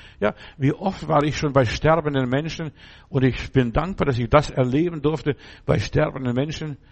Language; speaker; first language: German; non-native, fluent; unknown